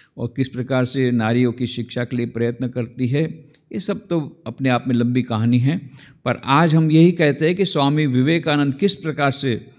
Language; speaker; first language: Hindi; non-native, local second language; Gujarati